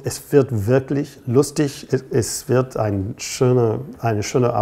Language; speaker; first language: German; non-native, fluent; English